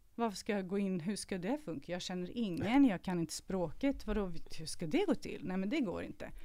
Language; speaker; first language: Swedish; early bilingual, other home language; Serbian